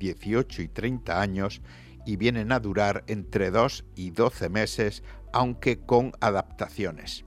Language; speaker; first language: Spanish; native; Spanish